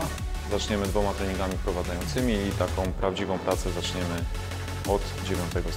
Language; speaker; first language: Polish; native; Polish